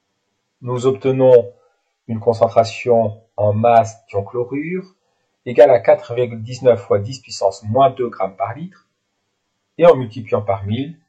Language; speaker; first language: French; native; French